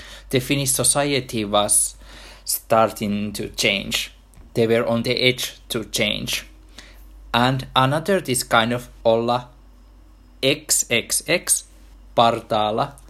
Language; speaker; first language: English; non-native, fluent; Finnish